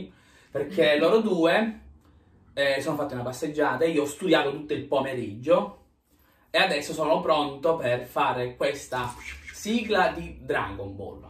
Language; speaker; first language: Italian; native; Italian